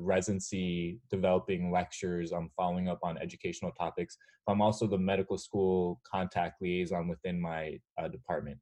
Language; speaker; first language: English; native; English